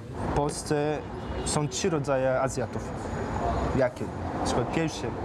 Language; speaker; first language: Polish; non-native, fluent; Mongolian